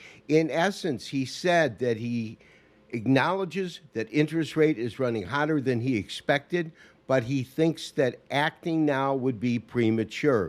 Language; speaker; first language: English; native; English